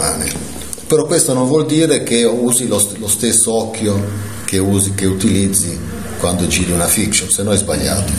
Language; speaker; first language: Italian; native; Italian